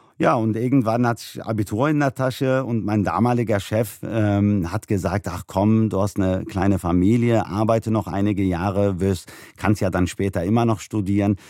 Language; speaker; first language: German; early bilingual, other home language; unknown